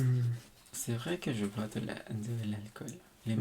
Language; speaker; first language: French; non-native, fluent; Spanish